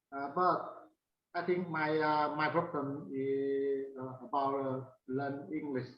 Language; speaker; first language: English; non-native, learner; Vietnamese